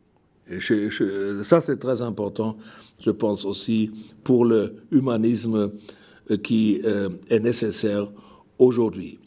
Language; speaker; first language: French; non-native, fluent; German